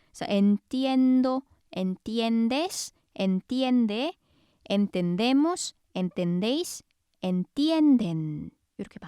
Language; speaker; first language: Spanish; non-native, fluent; Korean